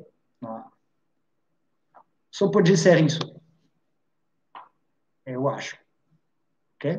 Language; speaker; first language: Portuguese; non-native, fluent; French